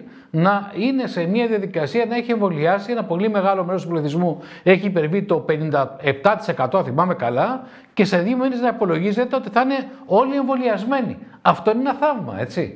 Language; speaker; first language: Greek; native; Greek